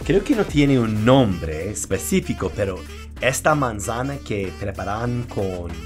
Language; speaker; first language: Spanish; non-native, fluent; English